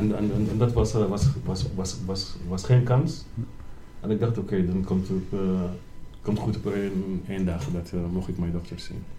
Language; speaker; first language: Dutch; non-native, learner; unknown